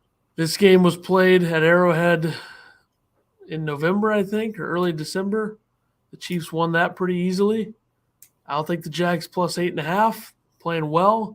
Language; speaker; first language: English; native; English